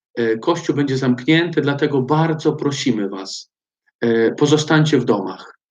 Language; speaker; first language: Polish; native; Polish